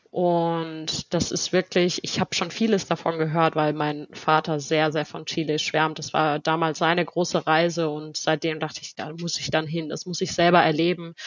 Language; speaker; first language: German; native; German